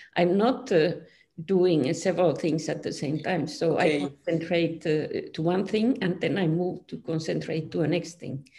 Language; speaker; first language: English; non-native, fluent; Finnish